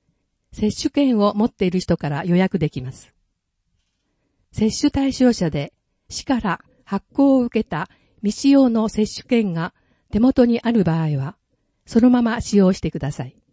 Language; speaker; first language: Japanese; native; Japanese